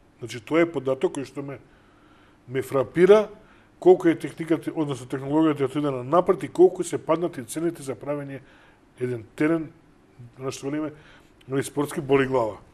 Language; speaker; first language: Macedonian; native; Macedonian